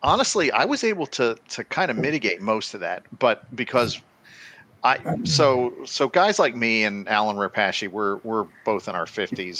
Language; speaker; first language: English; native; English